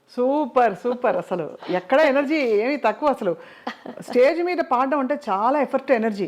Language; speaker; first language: Telugu; native; Telugu